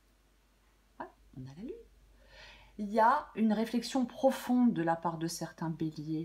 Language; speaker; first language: French; native; French